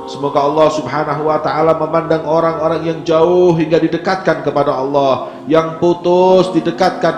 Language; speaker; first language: Indonesian; native; Indonesian